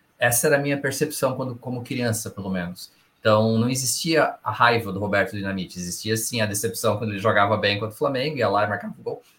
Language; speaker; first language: Portuguese; early bilingual, other home language; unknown